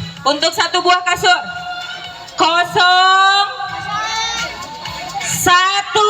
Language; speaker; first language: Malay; non-native, local second language; Sundanese